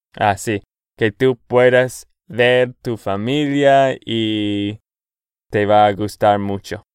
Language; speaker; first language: Spanish; non-native, fluent; English